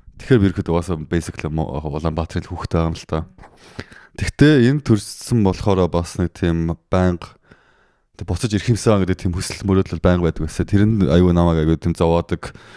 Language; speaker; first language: Mongolian; early bilingual, heritage; Mongolian